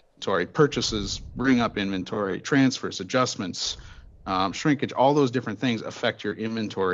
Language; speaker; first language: English; native; English